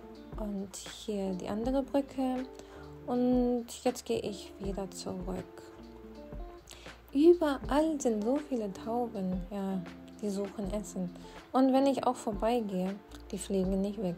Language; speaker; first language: German; non-native, fluent; Urdu